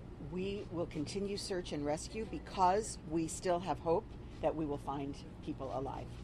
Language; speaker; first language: English; native; English